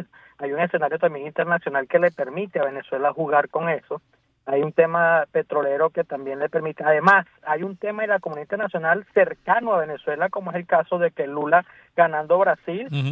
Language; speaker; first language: Spanish; native; Spanish